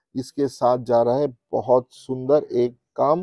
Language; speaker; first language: Hindi; non-native, local second language; Bangla